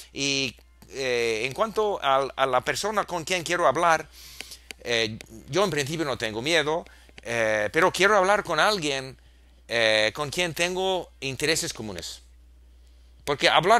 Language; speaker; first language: Spanish; non-native, fluent; English